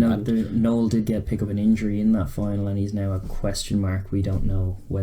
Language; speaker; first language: English; native; English